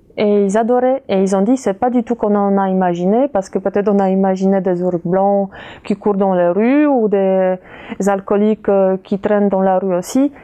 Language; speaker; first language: French; non-native, fluent; Polish